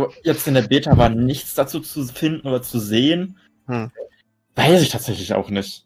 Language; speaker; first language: German; native; German